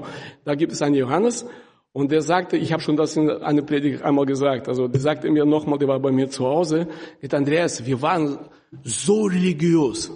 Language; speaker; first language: German; non-native, fluent; Russian